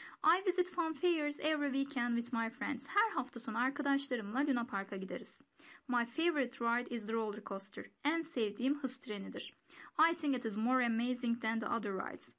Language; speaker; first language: English; non-native, fluent; Turkish